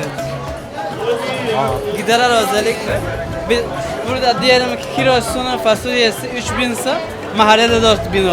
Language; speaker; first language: Turkish; non-native, fluent; Rundi